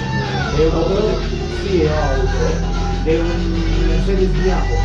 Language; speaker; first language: Spanish; non-native, learner; Romanian